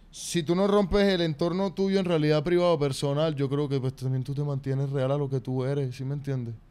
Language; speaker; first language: Spanish; native; Spanish